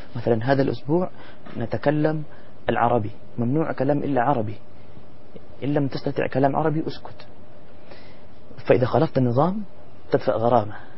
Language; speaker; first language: Arabic; non-native, fluent; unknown